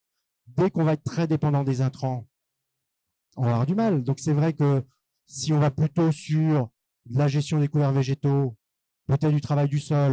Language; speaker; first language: French; native; French